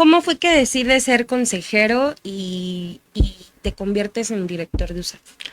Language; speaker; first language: Spanish; native; Spanish